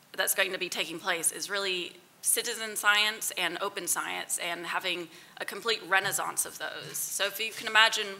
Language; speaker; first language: English; native; English